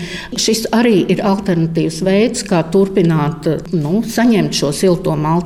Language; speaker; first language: Latvian; native; Latvian